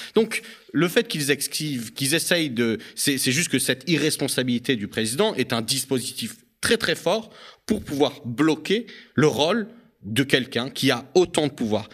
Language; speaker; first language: French; native; French